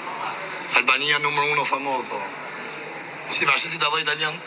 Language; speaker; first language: Italian; non-native, learner; Albanian